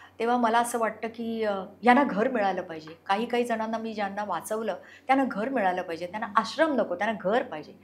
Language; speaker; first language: Marathi; non-native, local second language; Konkani